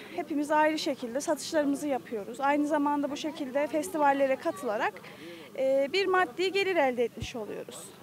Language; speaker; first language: Turkish; native; Turkish